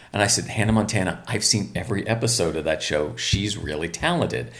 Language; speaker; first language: English; native; English